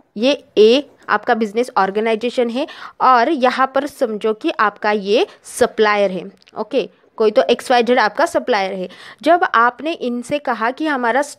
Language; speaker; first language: Hindi; non-native, local second language; Marathi